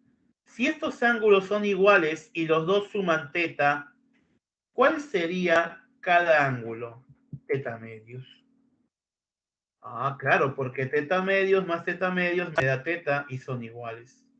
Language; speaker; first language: Spanish; native; Spanish